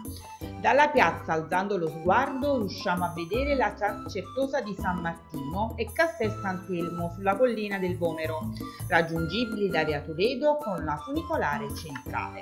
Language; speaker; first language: Italian; native; Italian